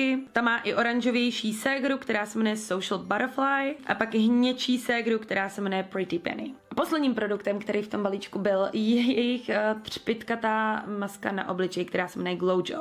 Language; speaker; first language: Czech; native; Czech